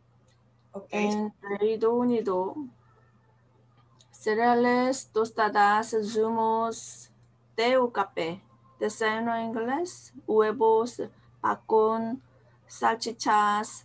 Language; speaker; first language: Spanish; non-native, learner; Korean